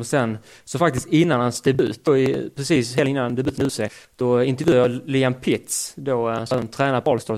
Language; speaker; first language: Swedish; native; Swedish